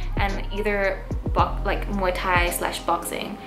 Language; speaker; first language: English; early bilingual, heritage; English